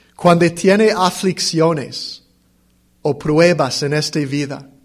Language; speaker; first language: Spanish; non-native, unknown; English